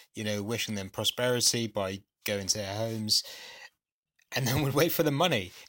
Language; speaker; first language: English; native; English